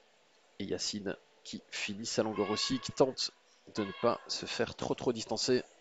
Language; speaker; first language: French; native; French